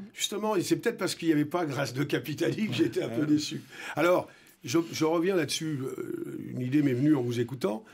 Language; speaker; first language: French; native; French